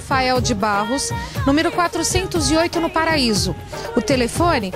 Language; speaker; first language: Portuguese; native; Portuguese